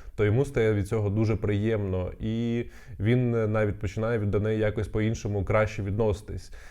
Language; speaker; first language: Ukrainian; non-native, local second language; Russian